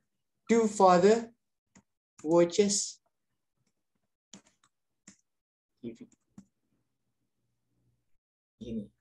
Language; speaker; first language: English; non-native, learner; Indonesian